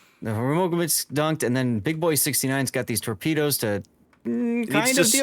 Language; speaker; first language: English; native; English